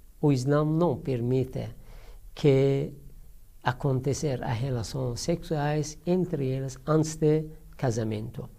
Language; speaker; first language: Portuguese; non-native, learner; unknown